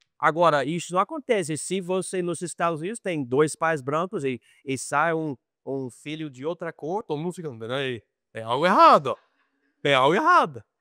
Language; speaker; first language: Portuguese; non-native, fluent; English